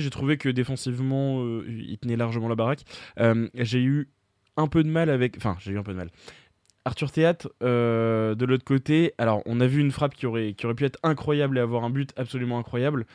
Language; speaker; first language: French; native; French